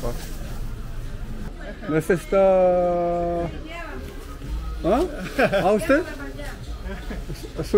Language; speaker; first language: Spanish; non-native, learner; Korean